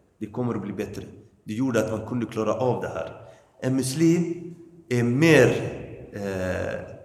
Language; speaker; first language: Swedish; early bilingual, other home language; Arabic